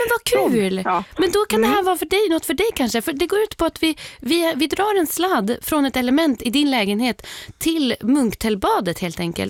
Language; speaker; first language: Swedish; native; Swedish